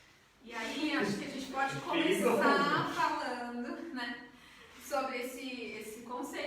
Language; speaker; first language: Portuguese; native; Portuguese